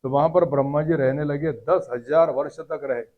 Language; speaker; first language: Hindi; non-native, local second language; Marathi